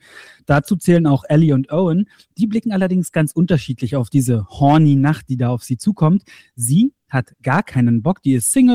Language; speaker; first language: German; native; German